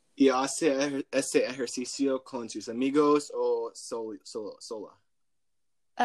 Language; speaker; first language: Spanish; non-native, learner; English